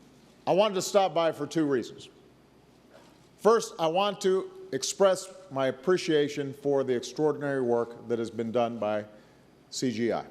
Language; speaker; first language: English; native; English